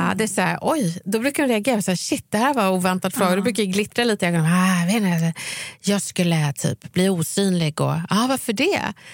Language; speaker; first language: Swedish; native; Swedish